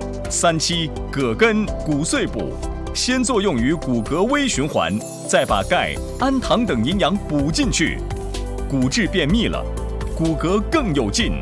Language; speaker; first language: Chinese; native; Chinese